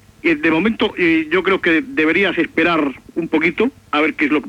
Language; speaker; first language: Spanish; native; Spanish